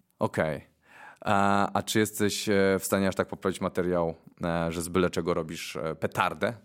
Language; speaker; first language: Polish; native; Polish